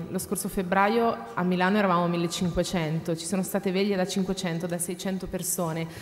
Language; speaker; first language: Italian; native; Italian